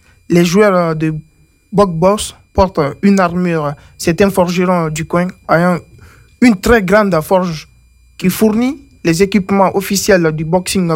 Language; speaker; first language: French; native; French